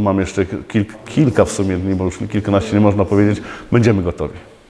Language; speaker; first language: Polish; native; Polish